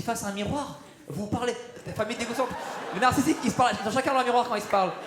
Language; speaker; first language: French; native; French